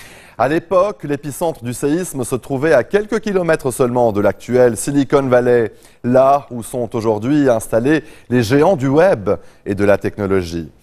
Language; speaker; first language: French; non-native, local second language; Arabic